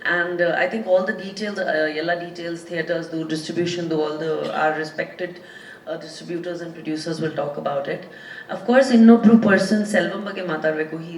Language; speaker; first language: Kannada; non-native, local second language; Punjabi